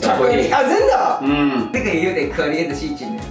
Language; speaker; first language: Chinese; non-native, learner; Japanese